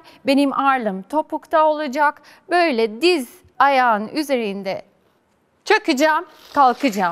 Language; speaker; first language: Turkish; non-native, fluent; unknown